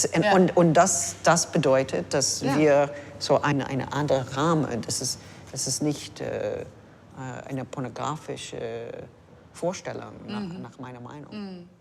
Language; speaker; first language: German; non-native, fluent; English